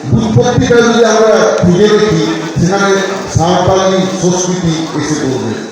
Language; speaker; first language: Bangla; non-native, local second language; Santali